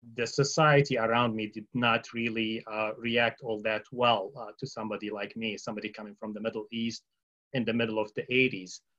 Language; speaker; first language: English; early bilingual, other home language; Arabic